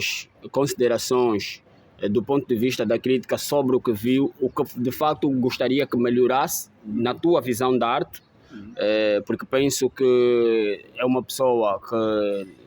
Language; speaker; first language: Portuguese; native; Portuguese